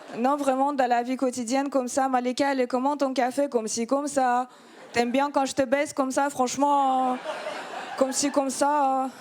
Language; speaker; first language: French; non-native, fluent; Russian